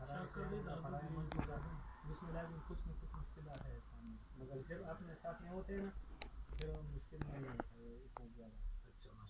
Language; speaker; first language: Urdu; non-native, local second language; Pashto